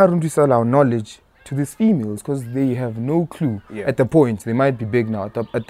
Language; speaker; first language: English; non-native, local second language; Tsonga